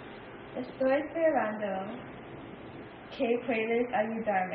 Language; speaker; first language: Spanish; non-native, learner; English